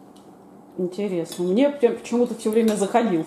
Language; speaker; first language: Russian; native; Russian